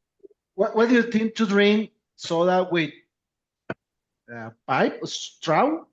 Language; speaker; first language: English; non-native, learner; Spanish